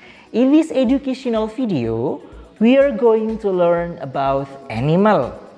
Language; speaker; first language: English; non-native, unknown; Indonesian